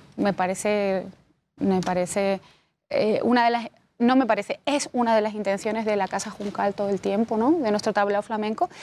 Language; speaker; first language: Spanish; native; Spanish